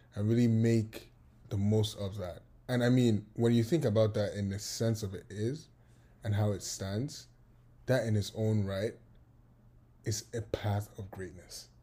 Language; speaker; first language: English; non-native, local second language; Yoruba